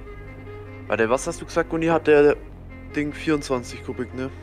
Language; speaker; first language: German; native; German